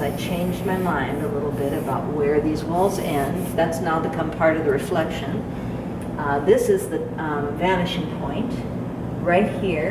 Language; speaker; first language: English; native; English